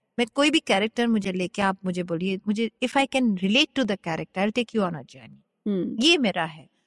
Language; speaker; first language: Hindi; non-native, local second language; Bangla